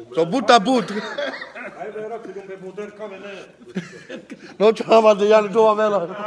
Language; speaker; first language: Slovak; non-native, local second language; Romany